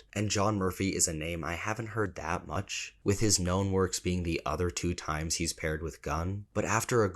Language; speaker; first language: English; native; English